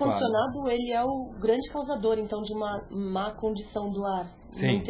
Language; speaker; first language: Portuguese; native; Portuguese